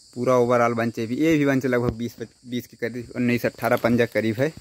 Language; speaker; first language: Hindi; native; Hindi